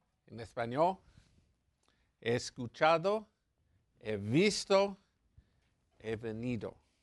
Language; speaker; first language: Spanish; non-native, learner; English